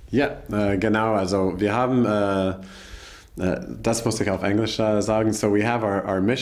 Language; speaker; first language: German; non-native, learner; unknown